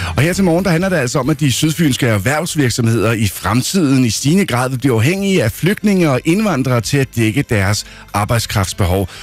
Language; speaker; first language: Danish; native; Danish